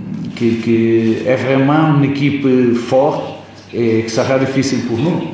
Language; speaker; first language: French; non-native, learner; Portuguese